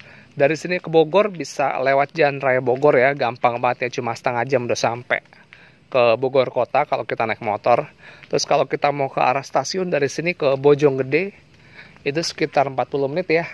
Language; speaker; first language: Indonesian; native; Indonesian